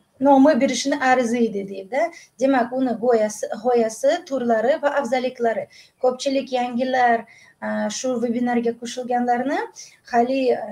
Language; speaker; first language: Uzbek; non-native, local second language; Russian